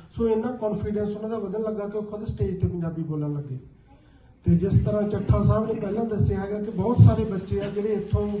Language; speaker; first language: Punjabi; native; Punjabi